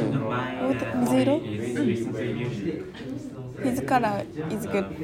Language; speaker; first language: English; non-native, learner; Japanese